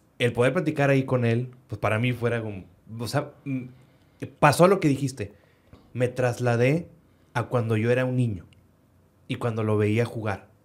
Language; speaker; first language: Spanish; native; Spanish